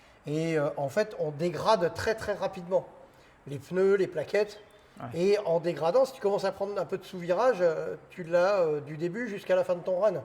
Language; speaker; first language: French; native; French